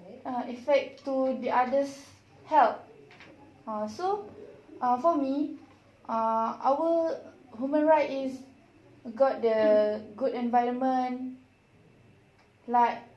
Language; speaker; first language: English; non-native, learner; Malay